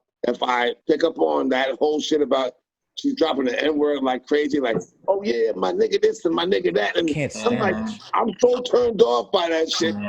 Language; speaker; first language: English; native; English